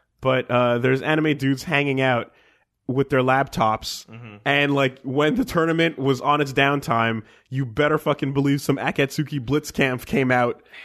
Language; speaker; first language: English; native; English